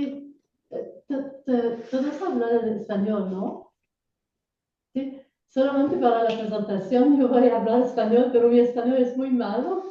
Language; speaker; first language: Spanish; non-native, learner; French